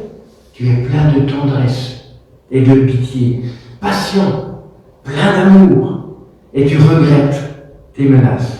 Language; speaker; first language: French; native; French